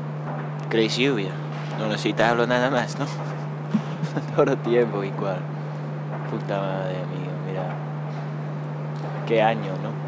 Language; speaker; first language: Spanish; non-native, learner; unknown